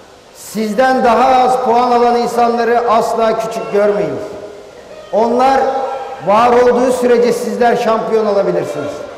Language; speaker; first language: Turkish; native; Turkish